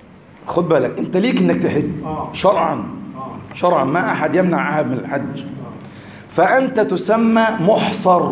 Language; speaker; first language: Arabic; native; Arabic